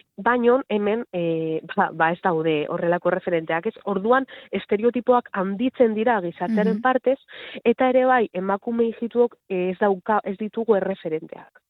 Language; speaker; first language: Basque; non-native, local second language; Spanish